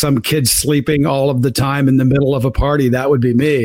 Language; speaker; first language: English; native; English